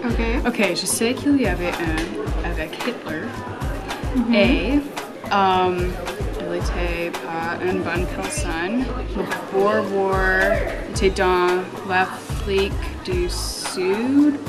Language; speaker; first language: French; non-native, learner; English